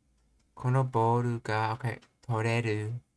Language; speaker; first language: Japanese; non-native, learner; English